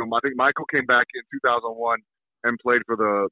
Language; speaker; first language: English; native; English